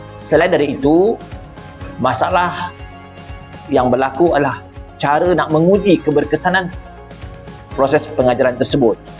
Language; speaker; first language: Malay; native; Malay